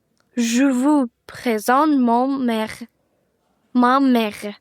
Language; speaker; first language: French; non-native, learner; Uzbek